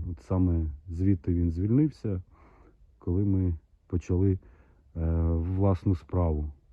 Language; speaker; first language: Ukrainian; non-native, local second language; Russian